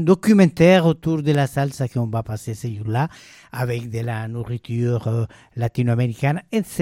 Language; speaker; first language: French; non-native, fluent; Spanish